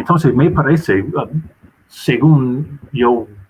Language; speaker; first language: Spanish; non-native, fluent; English